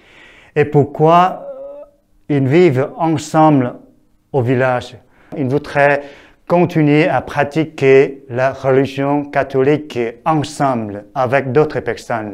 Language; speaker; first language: French; non-native, fluent; Vietnamese